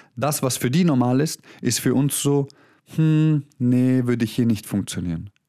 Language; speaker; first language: German; early bilingual, other home language; Croatian